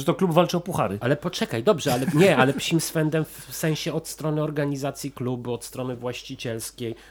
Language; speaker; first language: Polish; native; Polish